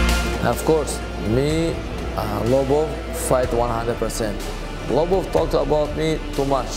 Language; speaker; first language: English; non-native, learner; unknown